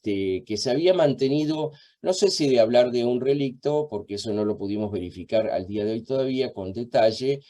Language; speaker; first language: Spanish; native; Spanish